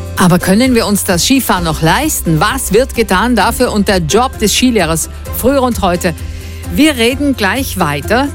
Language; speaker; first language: German; native; German